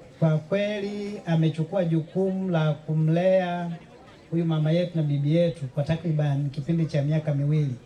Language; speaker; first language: Swahili; native; Swahili